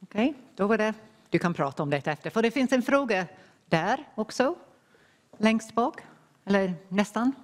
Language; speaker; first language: Swedish; non-native, fluent; English